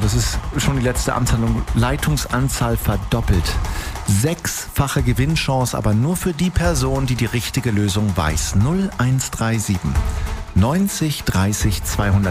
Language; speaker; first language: German; native; German